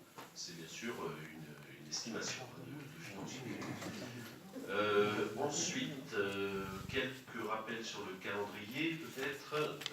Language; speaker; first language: French; native; French